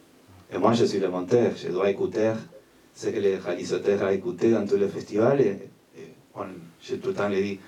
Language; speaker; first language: French; non-native, fluent; Spanish